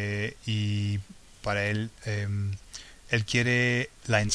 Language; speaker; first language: Spanish; non-native, learner; English